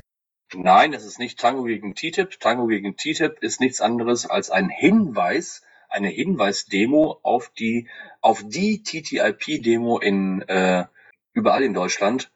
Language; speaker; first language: German; native; German